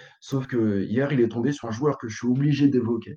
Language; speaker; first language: French; native; French